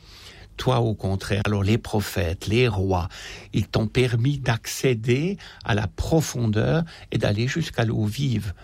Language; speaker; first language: French; native; French